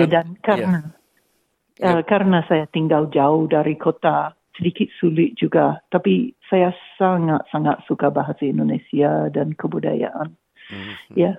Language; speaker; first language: Indonesian; non-native, learner; English